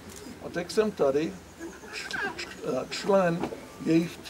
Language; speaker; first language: Czech; early bilingual, heritage; English